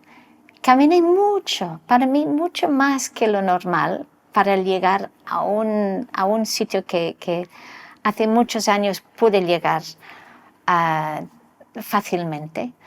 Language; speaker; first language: Spanish; non-native, local second language; English